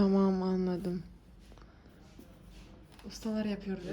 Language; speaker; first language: Turkish; non-native, learner; Kazakh